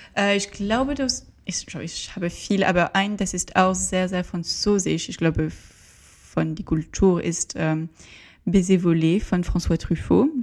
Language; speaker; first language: German; non-native, learner; French